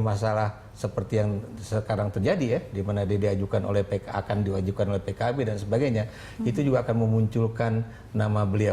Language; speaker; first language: Indonesian; native; Indonesian